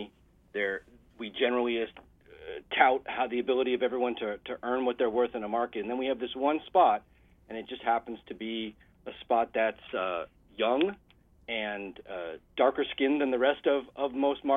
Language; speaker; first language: English; native; English